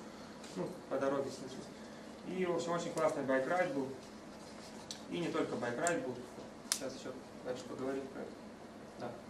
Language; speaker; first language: Russian; native; Russian